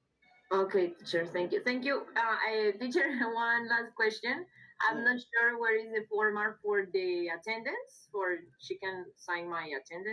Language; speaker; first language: English; non-native, fluent; Spanish